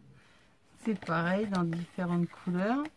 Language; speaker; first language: French; native; French